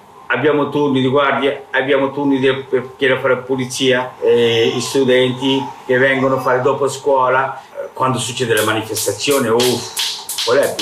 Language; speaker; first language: Italian; non-native, fluent; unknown